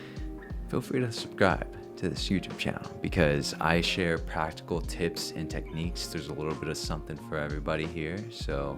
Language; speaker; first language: English; native; English